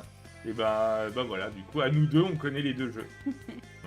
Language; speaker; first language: French; native; French